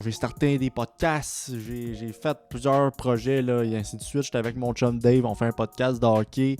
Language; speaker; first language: French; native; French